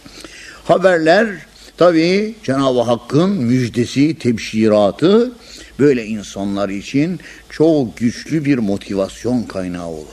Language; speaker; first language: Turkish; native; Turkish